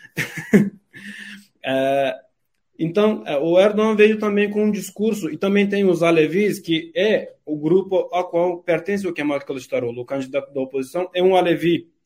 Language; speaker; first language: Portuguese; non-native, fluent; Turkish